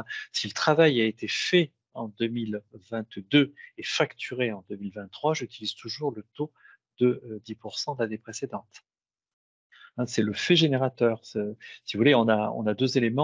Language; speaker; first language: French; native; French